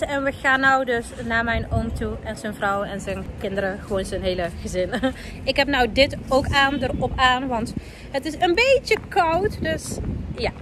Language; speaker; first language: Dutch; early bilingual, other home language; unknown